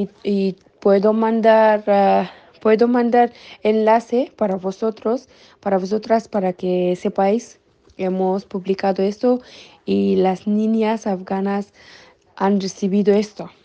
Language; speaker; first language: Spanish; non-native, learner; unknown